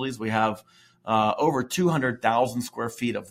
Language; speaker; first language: English; native; English